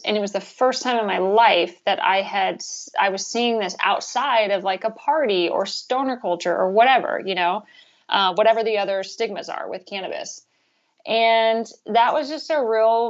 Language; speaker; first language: English; native; English